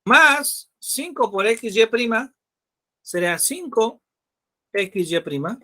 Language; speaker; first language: Spanish; native; Spanish